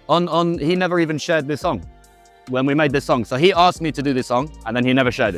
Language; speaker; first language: English; native; English